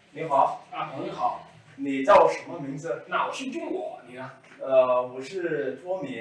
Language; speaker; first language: Chinese; non-native, learner; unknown